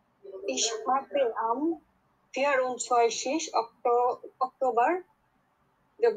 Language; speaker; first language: German; non-native, learner; Bangla